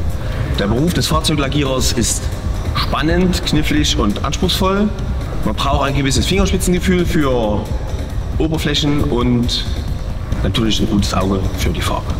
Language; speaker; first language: German; native; German